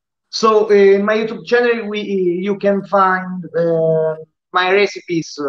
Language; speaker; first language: English; non-native, learner; Italian